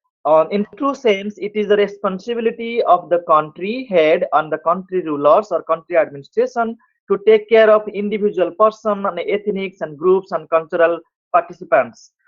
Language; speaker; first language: English; non-native, fluent; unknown